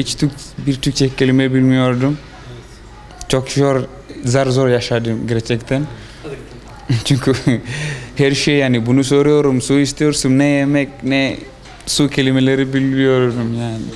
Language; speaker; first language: Turkish; non-native, learner; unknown